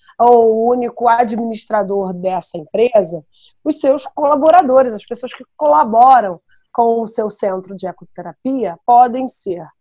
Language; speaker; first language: Portuguese; native; Portuguese